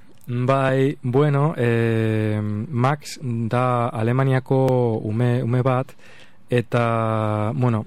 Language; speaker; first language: Basque; non-native, local second language; Spanish